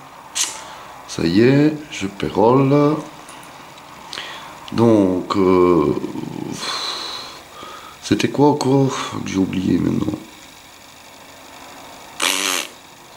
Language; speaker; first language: French; native; French